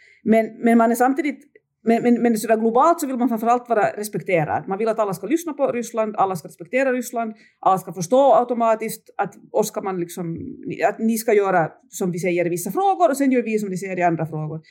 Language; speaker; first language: Swedish; native; Swedish